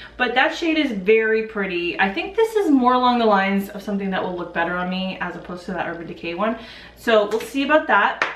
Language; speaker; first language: English; native; English